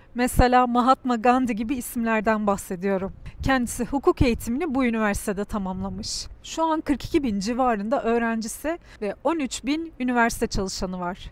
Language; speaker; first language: Turkish; native; Turkish